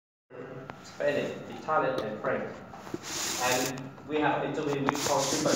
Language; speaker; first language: English; non-native, learner; Vietnamese